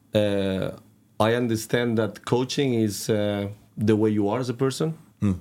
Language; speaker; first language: English; non-native, fluent; Spanish